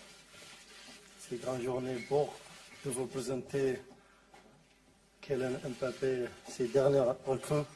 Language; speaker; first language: French; non-native, learner; Arabic